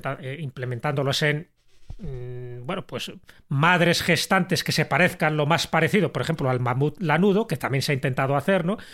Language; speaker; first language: Spanish; native; Spanish